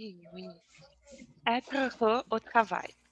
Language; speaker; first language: French; non-native, learner; Portuguese